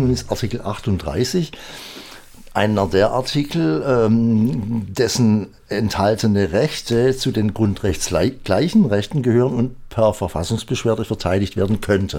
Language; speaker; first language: German; native; German